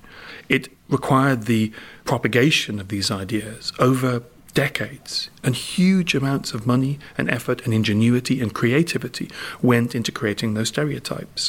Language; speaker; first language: English; native; English